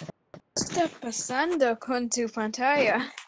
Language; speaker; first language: Spanish; non-native, learner; English